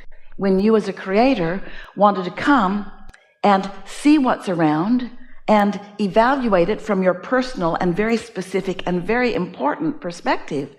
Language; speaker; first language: English; native; English